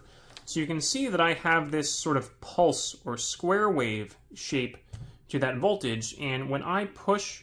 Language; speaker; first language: English; native; English